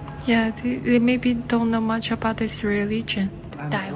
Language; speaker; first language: English; non-native, learner; Chinese